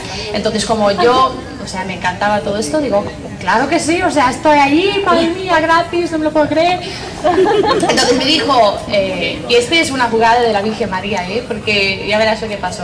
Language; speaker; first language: Spanish; non-native, fluent; English